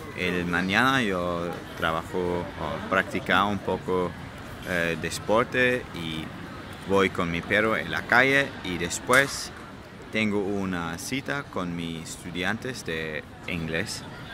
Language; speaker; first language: Spanish; non-native, learner; German